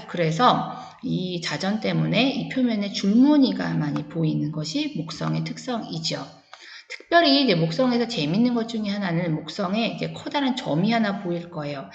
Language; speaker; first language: Korean; native; Korean